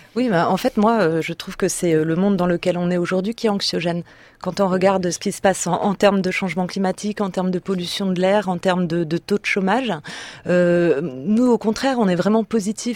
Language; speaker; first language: French; native; French